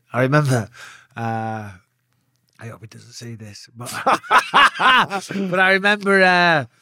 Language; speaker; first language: English; native; English